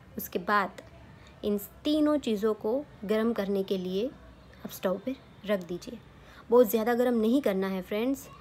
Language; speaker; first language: Hindi; non-native, local second language; Gujarati